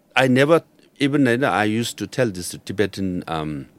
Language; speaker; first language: English; non-native, local second language; Nepali